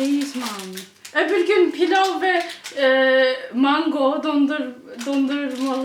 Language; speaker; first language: Turkish; early bilingual, heritage; English